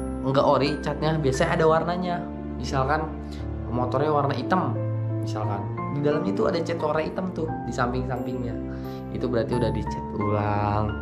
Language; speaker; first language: Indonesian; native; Indonesian